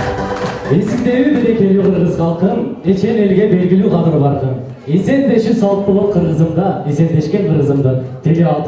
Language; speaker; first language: Kyrgyz; native; Kyrgyz